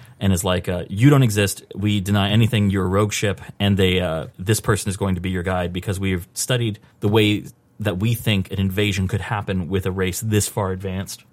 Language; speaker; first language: English; native; English